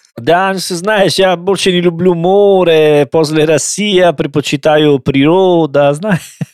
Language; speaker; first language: Russian; non-native, learner; Italian